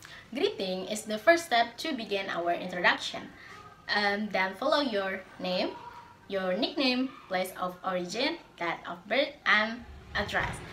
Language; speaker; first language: English; non-native, learner; Indonesian